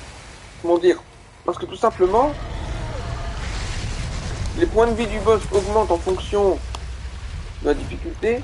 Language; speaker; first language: French; native; French